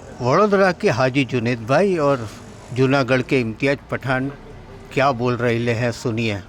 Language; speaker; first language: Hindi; non-native, local second language; Gujarati